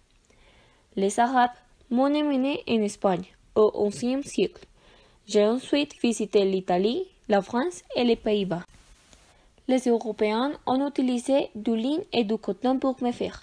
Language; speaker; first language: French; non-native, learner; Spanish